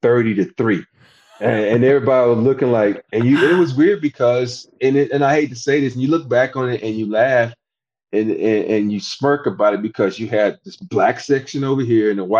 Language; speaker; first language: English; native; English